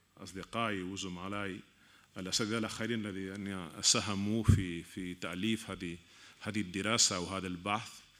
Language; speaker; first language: Arabic; non-native, fluent; Catalan